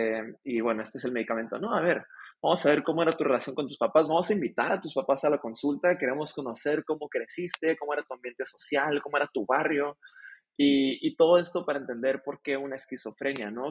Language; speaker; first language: Spanish; native; Spanish